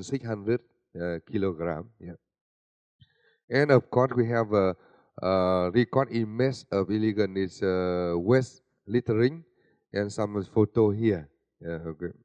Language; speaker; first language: English; non-native, learner; Vietnamese